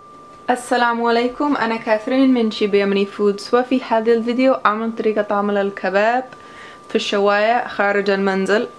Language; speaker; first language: Arabic; non-native, fluent; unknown